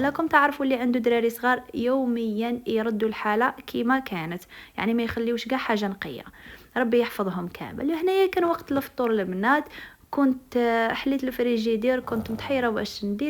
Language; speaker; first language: Arabic; native; Arabic